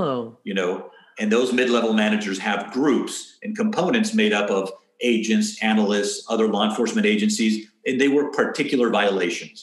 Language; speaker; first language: English; early bilingual, other home language; Spanish